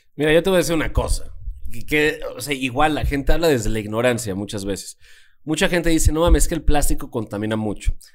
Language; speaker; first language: Spanish; native; Spanish